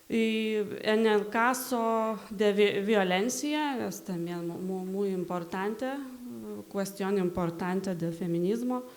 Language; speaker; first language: Spanish; non-native, learner; Lithuanian